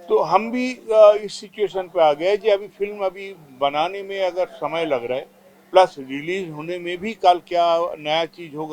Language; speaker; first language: Hindi; non-native, local second language; Bangla